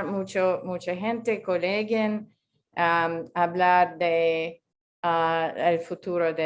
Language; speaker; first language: Spanish; non-native, learner; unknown